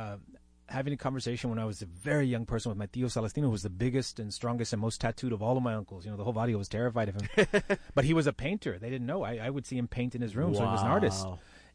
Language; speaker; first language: English; native; English